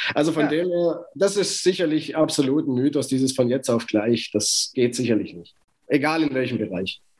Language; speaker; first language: German; native; German